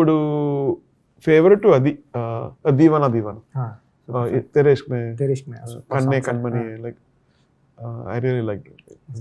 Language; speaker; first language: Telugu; non-native, learner; Tamil